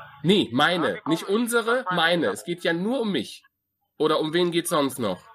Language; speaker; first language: German; native; German